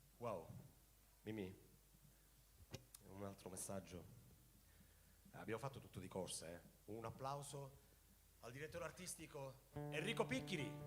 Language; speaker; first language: Italian; native; Italian